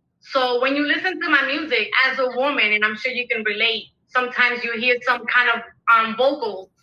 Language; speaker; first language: English; early bilingual, other home language; Spanish